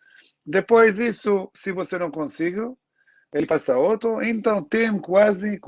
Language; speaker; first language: Portuguese; non-native, learner; Hebrew